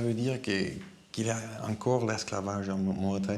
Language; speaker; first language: French; non-native, fluent; Dutch